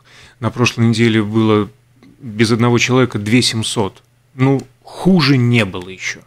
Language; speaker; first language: Russian; native; Russian